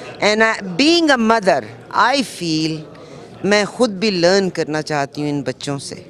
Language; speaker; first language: Urdu; native; Urdu